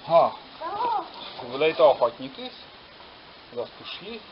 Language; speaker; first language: Russian; non-native, local second language; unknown